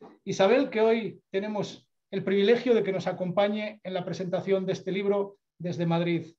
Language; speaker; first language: Spanish; native; Spanish